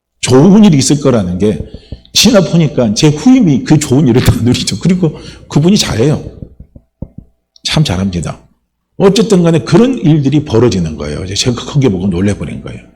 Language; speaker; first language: Korean; native; Korean